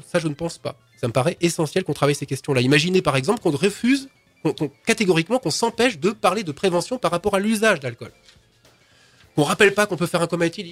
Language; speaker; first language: French; native; French